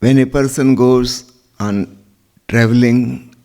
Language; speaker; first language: English; non-native, local second language; Hindi